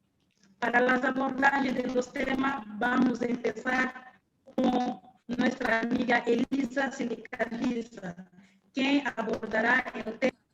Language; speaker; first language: Spanish; non-native, fluent; Portuguese